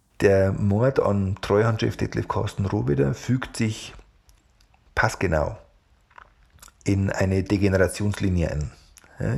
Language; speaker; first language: German; native; German